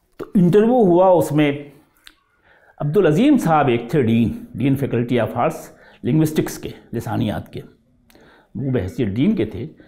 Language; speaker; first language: Hindi; native; Hindi